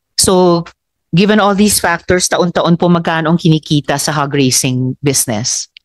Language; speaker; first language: Filipino; native; Filipino